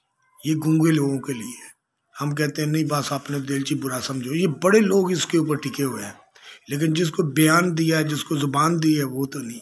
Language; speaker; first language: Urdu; non-native, local second language; Punjabi